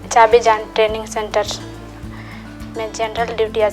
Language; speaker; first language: Hindi; non-native, local second language; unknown